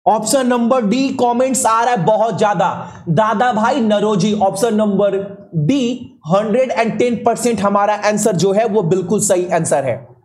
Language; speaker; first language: Hindi; native; Hindi